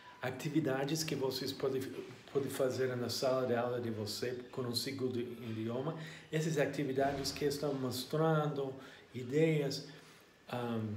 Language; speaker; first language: Portuguese; non-native, learner; English